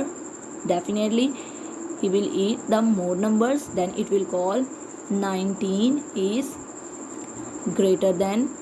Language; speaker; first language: English; non-native, local second language; Urdu